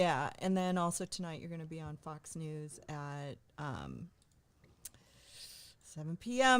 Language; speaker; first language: English; native; English